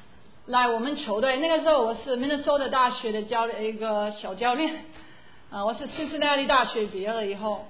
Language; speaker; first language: Chinese; non-native, fluent; English